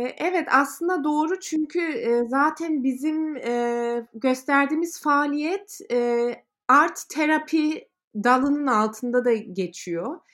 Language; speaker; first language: Turkish; early bilingual, heritage; Turkish